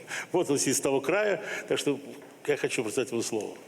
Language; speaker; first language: Russian; native; Russian